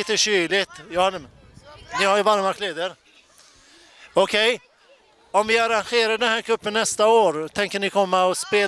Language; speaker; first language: Swedish; early bilingual, other home language; Turoyo